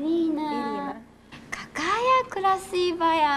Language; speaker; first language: Russian; non-native, learner; Japanese